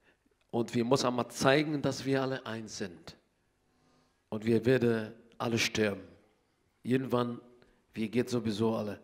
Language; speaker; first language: German; non-native, learner; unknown